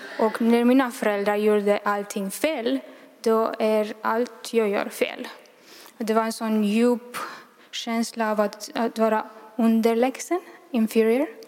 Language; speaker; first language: Swedish; non-native, fluent; Romanian